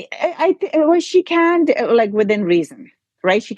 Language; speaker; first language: English; native; English